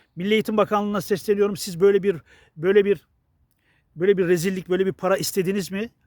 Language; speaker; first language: Turkish; native; Turkish